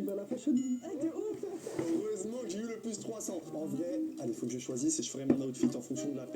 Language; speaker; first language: French; native; French